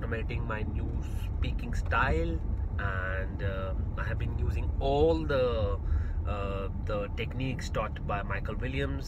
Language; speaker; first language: English; non-native, local second language; Hindi